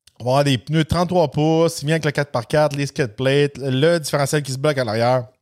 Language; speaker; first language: French; native; French